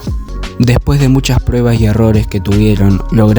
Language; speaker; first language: Spanish; native; Spanish